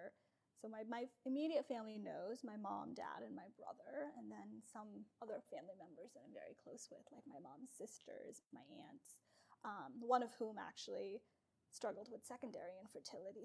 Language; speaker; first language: English; non-native, local second language; Urdu